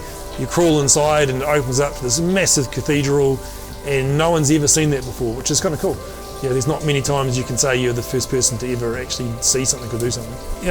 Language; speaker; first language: English; native; English